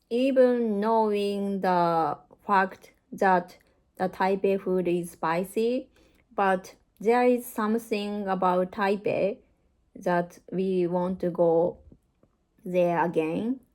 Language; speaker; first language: English; non-native, learner; Japanese